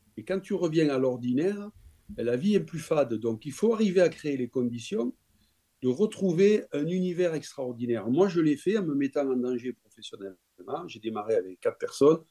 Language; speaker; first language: French; native; French